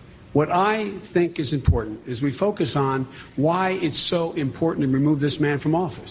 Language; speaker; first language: English; native; English